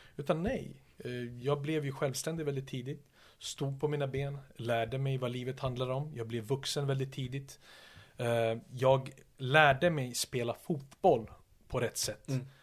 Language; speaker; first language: Swedish; early bilingual, other home language; Serbian